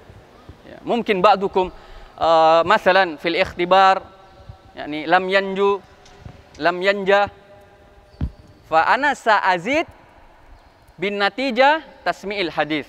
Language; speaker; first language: Arabic; non-native, fluent; Indonesian